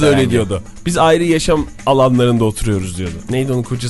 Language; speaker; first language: Turkish; native; Turkish